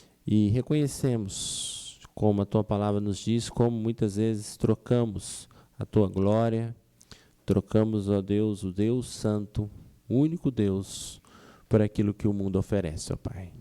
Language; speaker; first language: Portuguese; native; Portuguese